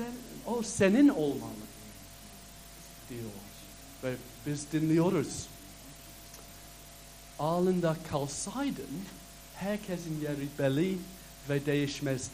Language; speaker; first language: Turkish; non-native, fluent; English